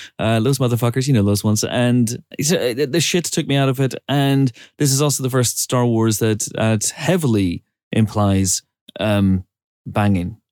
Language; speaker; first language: English; native; English